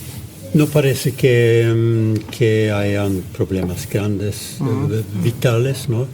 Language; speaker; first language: Spanish; non-native, fluent; Norwegian